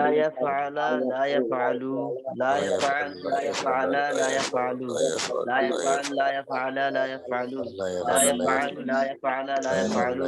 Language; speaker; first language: Arabic; non-native, learner; Bangla